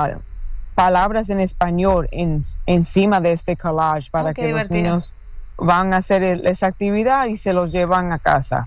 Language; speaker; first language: Spanish; non-native, fluent; English